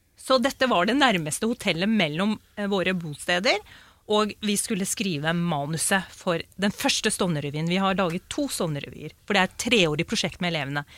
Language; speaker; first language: Norwegian; early bilingual, other home language; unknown